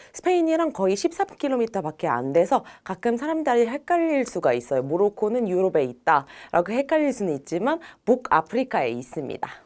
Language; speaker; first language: Korean; non-native, fluent; Arabic